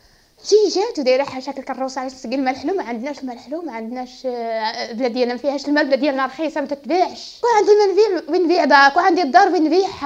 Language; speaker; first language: Arabic; native; Arabic